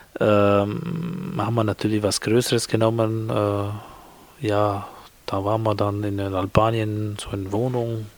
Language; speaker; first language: German; non-native, fluent; Albanian